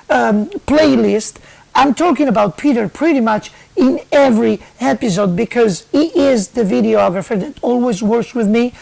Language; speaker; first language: English; non-native, fluent; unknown